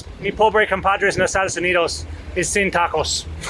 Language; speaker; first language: Spanish; non-native, learner; English